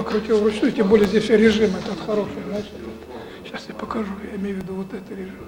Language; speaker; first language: Russian; native; Russian